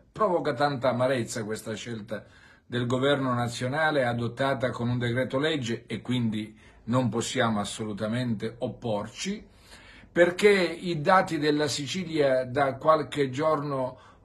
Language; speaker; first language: Italian; native; Italian